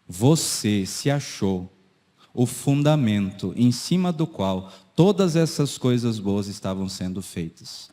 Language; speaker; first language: Portuguese; native; Portuguese